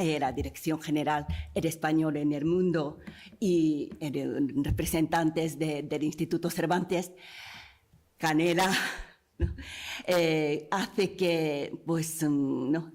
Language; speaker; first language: Spanish; non-native, fluent; Japanese